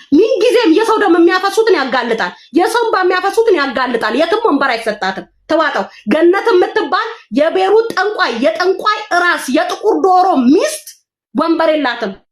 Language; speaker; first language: Amharic; non-native, local second language; Oromo